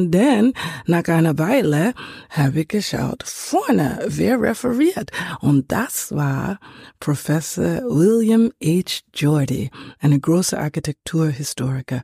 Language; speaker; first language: German; non-native, fluent; English